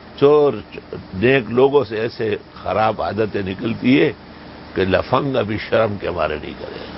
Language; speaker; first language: Urdu; non-native, local second language; Pashto